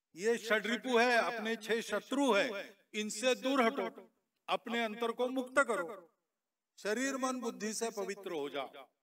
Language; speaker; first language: Hindi; non-native, local second language; Marathi